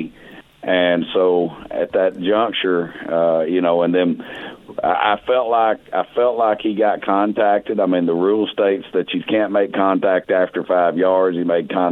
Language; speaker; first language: English; native; English